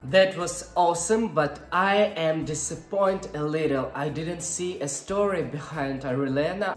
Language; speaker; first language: English; non-native, learner; Russian